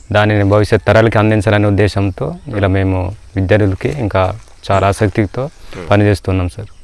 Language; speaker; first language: Telugu; non-native, local second language; Koya